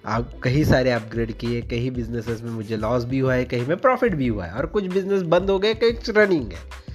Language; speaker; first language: Hindi; non-native, local second language; Marathi